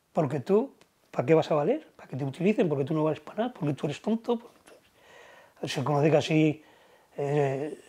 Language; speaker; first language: Spanish; native; Spanish